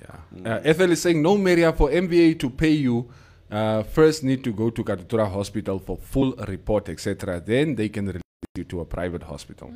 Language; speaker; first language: English; non-native, local second language; Afrikaans